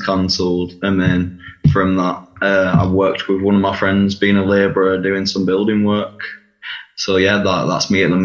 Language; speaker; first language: English; native; English